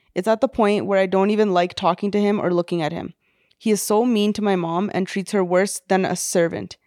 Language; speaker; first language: Punjabi; early bilingual, heritage; Punjabi